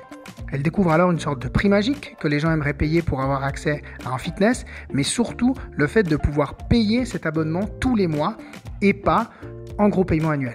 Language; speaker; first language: French; native; French